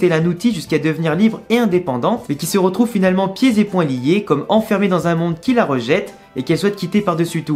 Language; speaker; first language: French; native; French